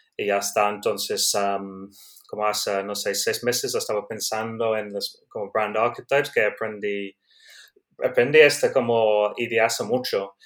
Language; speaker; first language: Spanish; non-native, learner; English